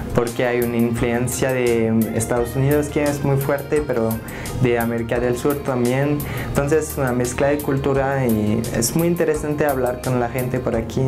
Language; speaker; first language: Spanish; non-native, learner; French